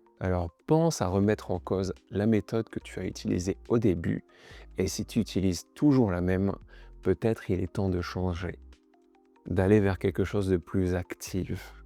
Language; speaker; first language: French; native; French